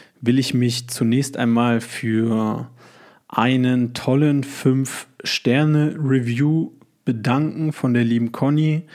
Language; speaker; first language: German; native; German